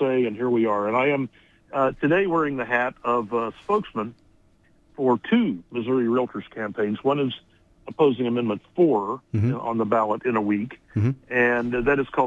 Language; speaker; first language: English; native; English